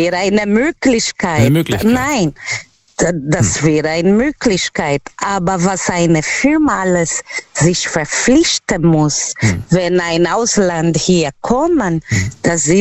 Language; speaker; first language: German; non-native, learner; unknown